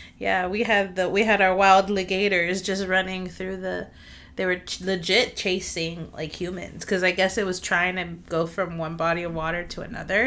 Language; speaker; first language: English; early bilingual, other home language; Spanish